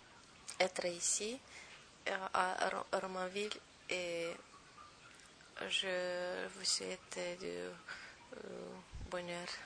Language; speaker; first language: French; non-native, learner; Romanian